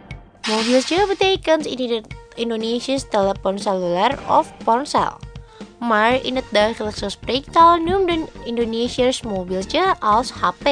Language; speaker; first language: Dutch; non-native, learner; Indonesian